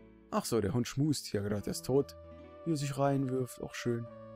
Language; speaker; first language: German; native; German